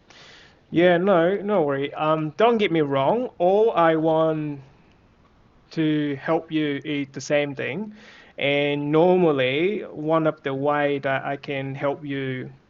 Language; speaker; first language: English; non-native, fluent; Vietnamese